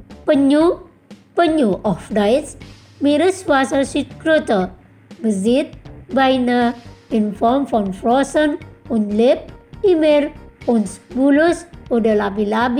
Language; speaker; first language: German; non-native, fluent; Indonesian